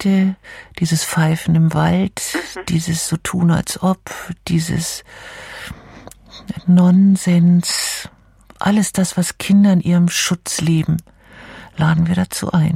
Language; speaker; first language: German; native; German